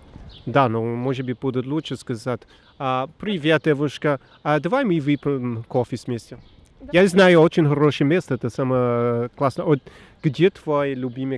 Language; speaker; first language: Russian; non-native, learner; English